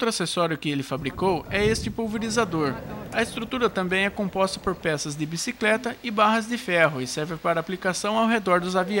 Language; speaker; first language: Portuguese; native; Portuguese